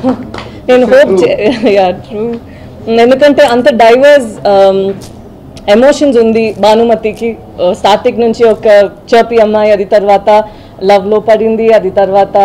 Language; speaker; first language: Telugu; non-native, fluent; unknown